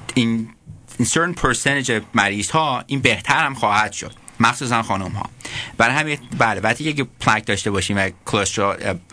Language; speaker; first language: Persian; early bilingual, heritage; Persian